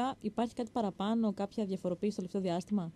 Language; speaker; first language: Greek; native; Greek